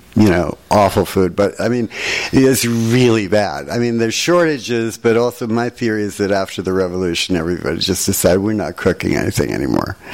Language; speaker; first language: English; native; English